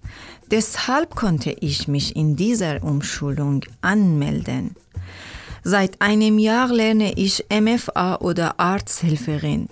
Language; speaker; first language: German; non-native, learner; Persian